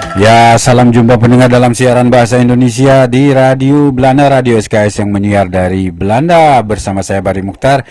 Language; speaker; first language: Indonesian; native; Indonesian